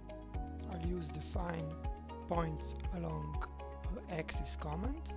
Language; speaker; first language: English; non-native, fluent; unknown